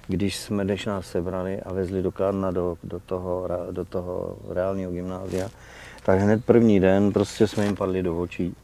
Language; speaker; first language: Czech; early bilingual, heritage; Czech